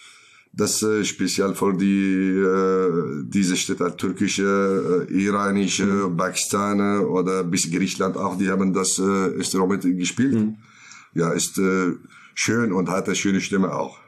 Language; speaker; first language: German; non-native, learner; Kurdish